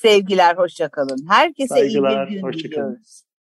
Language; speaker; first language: Turkish; native; Turkish